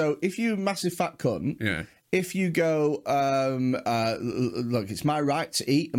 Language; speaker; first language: English; native; English